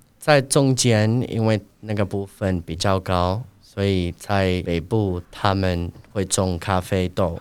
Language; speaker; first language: Chinese; non-native, fluent; Spanish